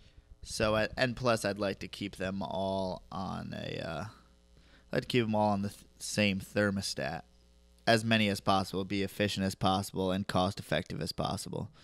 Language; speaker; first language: English; native; English